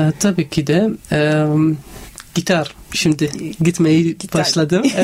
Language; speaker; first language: Turkish; non-native, learner; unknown